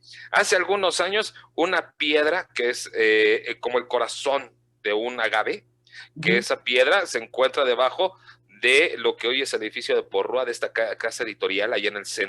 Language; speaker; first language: Spanish; native; Spanish